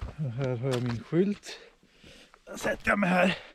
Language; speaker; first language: Swedish; native; Swedish